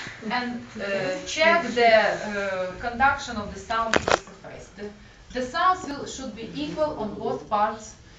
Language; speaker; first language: English; non-native, fluent; Ukrainian